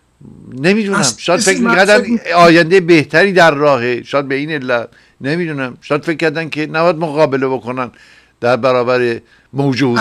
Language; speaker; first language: Persian; native; Persian